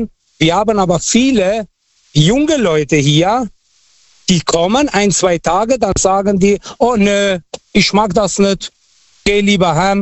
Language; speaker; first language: German; non-native, fluent; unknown